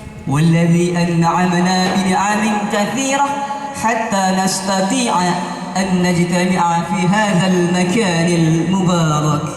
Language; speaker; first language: Arabic; non-native, learner; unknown